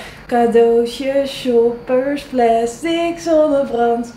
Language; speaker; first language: Dutch; native; Dutch